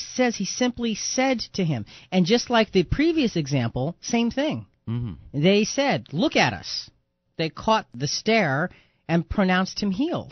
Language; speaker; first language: English; native; English